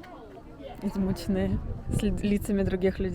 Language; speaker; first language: Russian; native; Russian